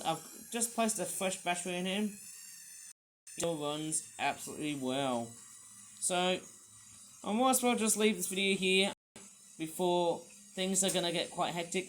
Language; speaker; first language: English; native; English